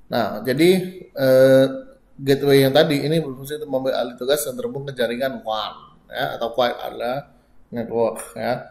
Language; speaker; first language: Indonesian; native; Indonesian